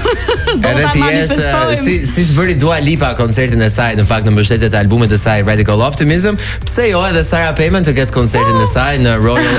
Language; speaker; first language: Albanian; native; Albanian